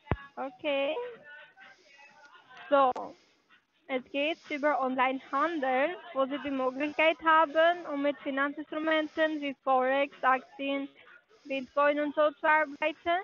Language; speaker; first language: German; non-native, learner; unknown